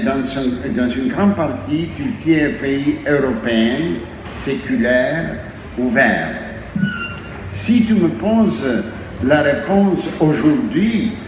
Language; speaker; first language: French; non-native, fluent; Greek